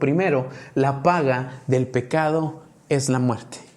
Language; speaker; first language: Spanish; native; Spanish